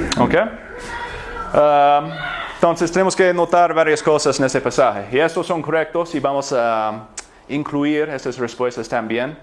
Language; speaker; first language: Spanish; non-native, fluent; English